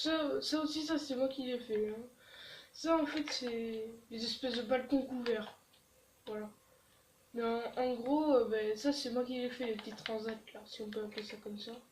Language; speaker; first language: French; native; French